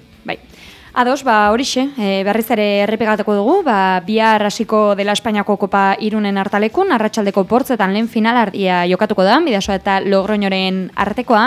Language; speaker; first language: Basque; native; Basque